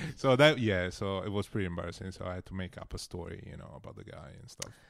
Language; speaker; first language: English; non-native, fluent; Italian